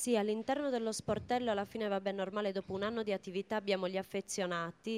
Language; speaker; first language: Italian; native; Italian